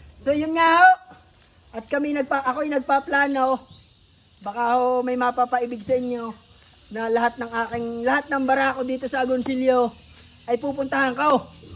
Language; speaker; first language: Filipino; native; Filipino